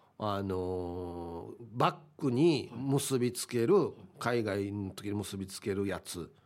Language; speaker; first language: Japanese; native; Japanese